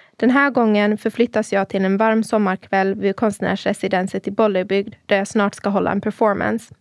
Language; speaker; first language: Swedish; native; Swedish